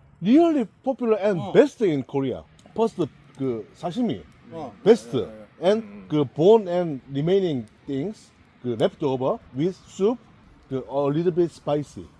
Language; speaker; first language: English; non-native, learner; Korean